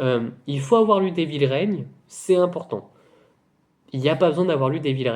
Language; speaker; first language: French; native; French